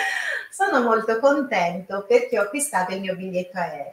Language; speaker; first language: Italian; non-native, fluent; Portuguese